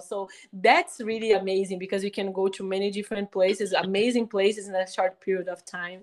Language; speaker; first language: English; non-native, fluent; Portuguese